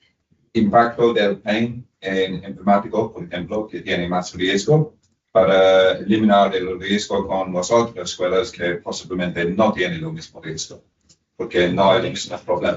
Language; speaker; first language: Spanish; non-native, fluent; English